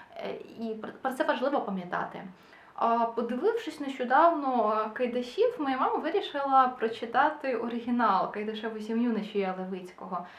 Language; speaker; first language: Ukrainian; non-native, local second language; Russian